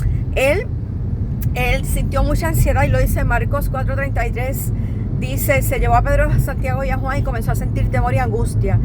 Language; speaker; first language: Spanish; native; Spanish